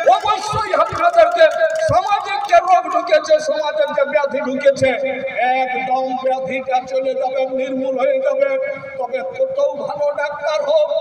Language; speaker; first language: Bangla; non-native, local second language; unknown